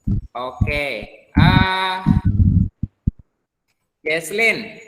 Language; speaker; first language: English; non-native, learner; Indonesian